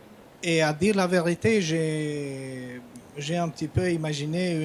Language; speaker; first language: French; non-native, fluent; Albanian